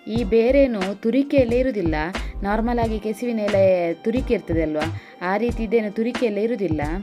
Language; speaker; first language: Kannada; non-native, local second language; Tulu